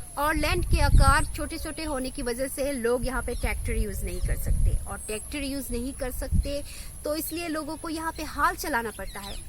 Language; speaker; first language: Hindi; non-native, local second language; Assamese